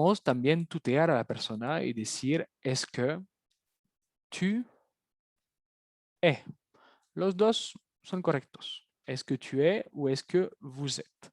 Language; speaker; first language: Spanish; native; Spanish